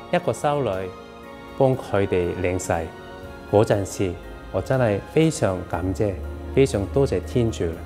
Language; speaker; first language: Chinese; non-native, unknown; Korean